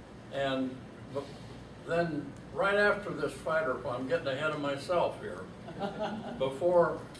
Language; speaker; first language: English; native; English